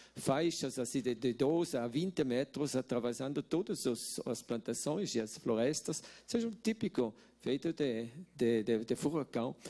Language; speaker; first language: Portuguese; non-native, fluent; Swiss German